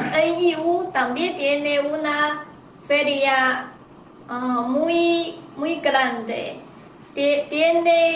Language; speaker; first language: Spanish; non-native, learner; Chinese